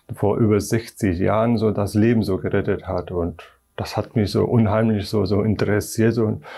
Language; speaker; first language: German; non-native, fluent; Polish